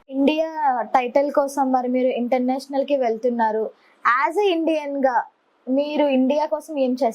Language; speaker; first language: Telugu; native; Telugu